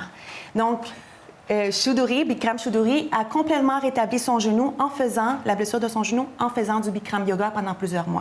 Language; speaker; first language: French; native; French